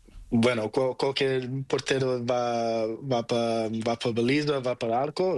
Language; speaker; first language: Spanish; non-native, learner; Portuguese